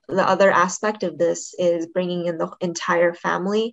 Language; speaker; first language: English; native; English